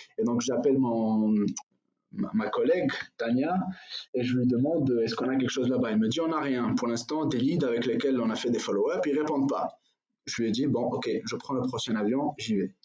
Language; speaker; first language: French; non-native, local second language; Arabic